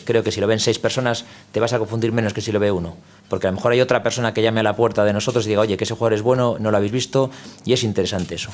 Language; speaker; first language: Spanish; native; Spanish